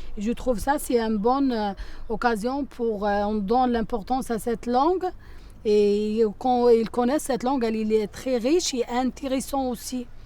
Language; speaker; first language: French; non-native, local second language; Arabic